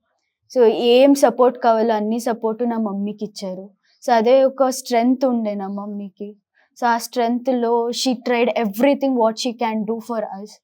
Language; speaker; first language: Telugu; non-native, local second language; Kannada